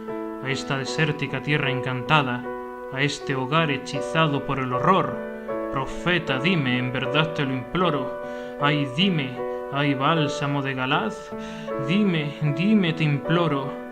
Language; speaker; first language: Spanish; native; Spanish